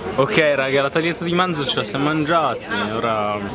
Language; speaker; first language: Italian; native; Italian